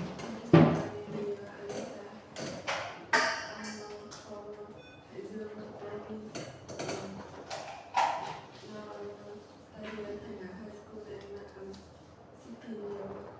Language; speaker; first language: English; non-native, learner; Vietnamese